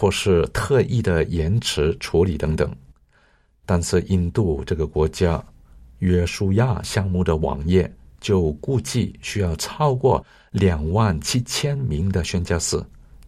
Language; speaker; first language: Chinese; non-native, local second language; Cantonese